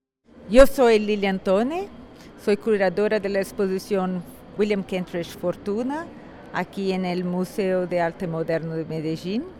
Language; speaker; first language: Spanish; non-native, fluent; Portuguese